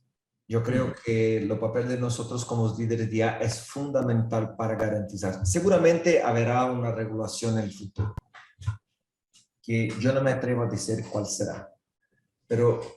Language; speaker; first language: Spanish; non-native, fluent; Portuguese